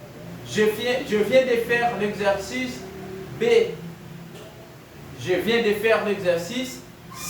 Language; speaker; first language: French; non-native, fluent; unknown